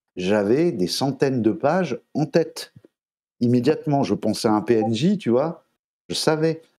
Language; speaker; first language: French; native; French